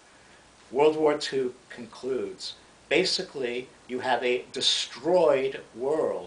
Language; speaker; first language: English; native; English